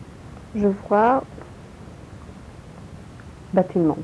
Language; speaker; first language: French; non-native, learner; Polish